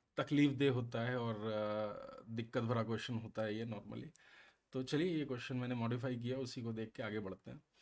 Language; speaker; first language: Hindi; native; Hindi